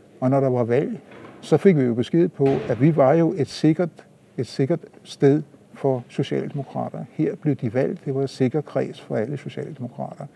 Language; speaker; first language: Danish; native; Danish